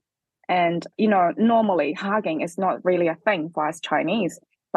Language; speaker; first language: English; non-native, fluent; Chinese